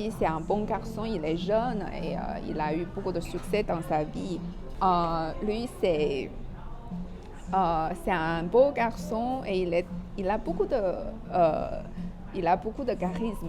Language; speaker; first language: French; non-native, fluent; Chinese